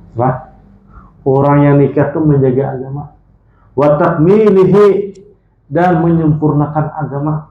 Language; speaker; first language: Indonesian; non-native, local second language; Banjar